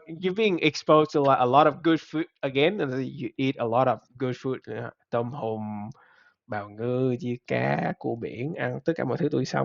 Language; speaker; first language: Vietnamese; native; Vietnamese